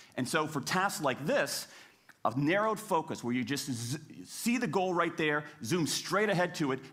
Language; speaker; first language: English; native; English